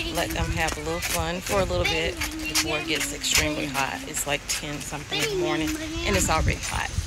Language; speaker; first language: English; native; English